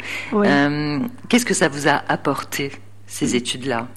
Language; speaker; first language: French; native; French